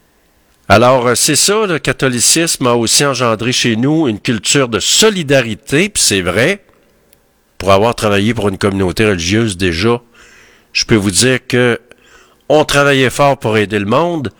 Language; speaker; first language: French; native; French